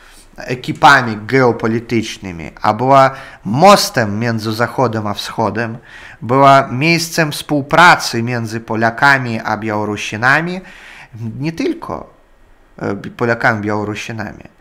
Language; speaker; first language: Polish; non-native, learner; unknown